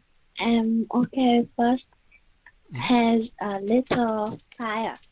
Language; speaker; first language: English; non-native, learner; Vietnamese